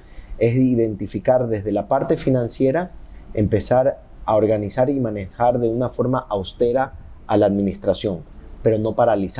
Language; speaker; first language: Spanish; native; Spanish